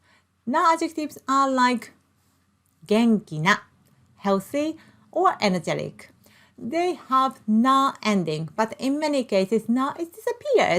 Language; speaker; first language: English; non-native, local second language; Japanese